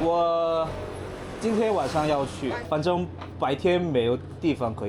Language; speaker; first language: Chinese; non-native, fluent; Korean